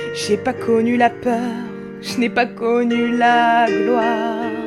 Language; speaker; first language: French; native; French